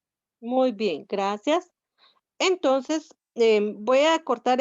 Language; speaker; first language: Spanish; native; Spanish